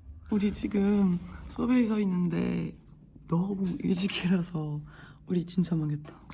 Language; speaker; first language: Korean; non-native, learner; Dutch